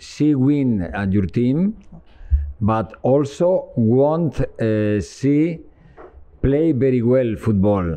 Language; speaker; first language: English; non-native, learner; Spanish